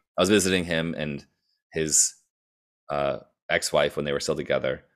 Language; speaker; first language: English; native; English